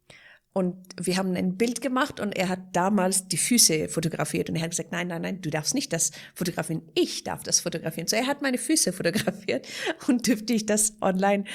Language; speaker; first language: German; non-native, fluent; Persian